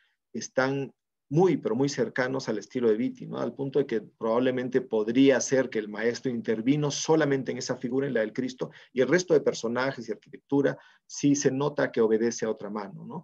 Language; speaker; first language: Spanish; native; Spanish